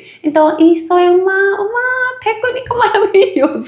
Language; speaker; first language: Portuguese; non-native, fluent; Japanese